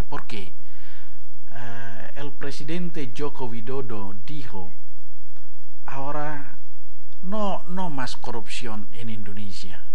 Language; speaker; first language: Spanish; non-native, learner; Indonesian